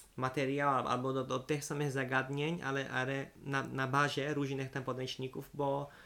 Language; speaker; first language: Polish; non-native, fluent; Portuguese